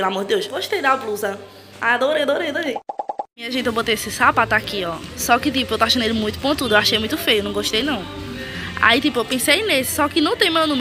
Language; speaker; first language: Portuguese; native; Portuguese